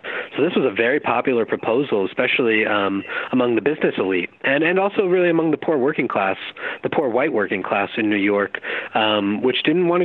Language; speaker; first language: English; native; English